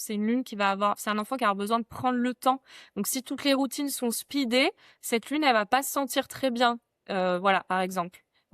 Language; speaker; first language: French; native; French